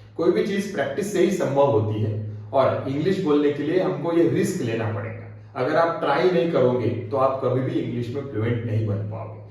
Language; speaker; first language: Hindi; non-native, local second language; Marathi